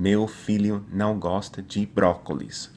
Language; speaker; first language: Portuguese; non-native, fluent; English